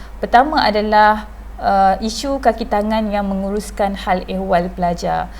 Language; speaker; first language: Malay; native; Malay